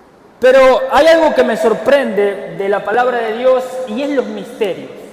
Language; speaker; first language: Spanish; native; Spanish